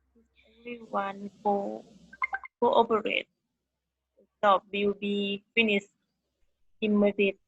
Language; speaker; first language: English; non-native, learner; Thai